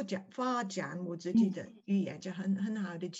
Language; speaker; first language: Chinese; non-native, learner; English